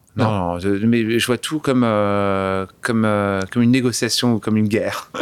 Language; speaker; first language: French; early bilingual, other home language; English